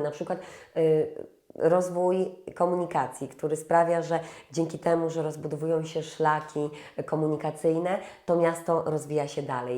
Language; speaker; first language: Polish; native; Polish